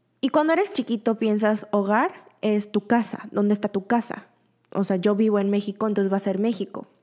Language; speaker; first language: Spanish; early bilingual, other home language; Korean